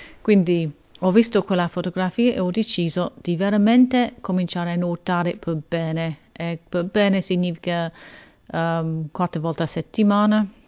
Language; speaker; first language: Italian; non-native, fluent; English